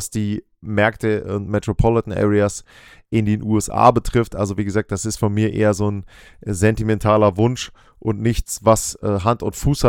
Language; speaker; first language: German; native; German